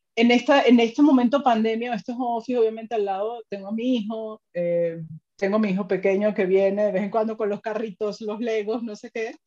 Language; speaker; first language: Spanish; native; Spanish